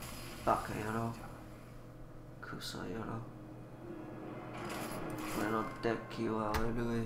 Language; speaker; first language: Japanese; non-native, learner; English